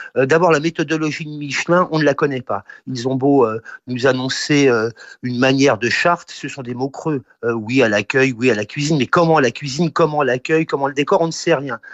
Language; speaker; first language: French; native; French